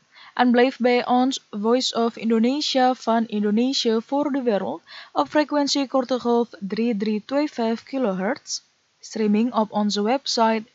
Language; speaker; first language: Dutch; non-native, fluent; Indonesian